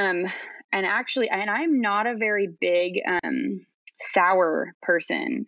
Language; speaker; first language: English; native; English